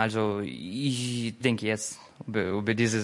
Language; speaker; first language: German; non-native, learner; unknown